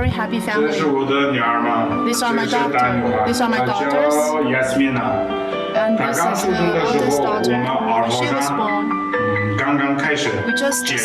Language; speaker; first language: Chinese; non-native, fluent; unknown